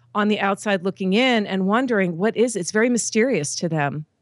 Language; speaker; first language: English; native; English